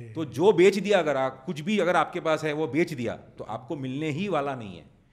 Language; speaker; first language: Hindi; non-native, local second language; Marwari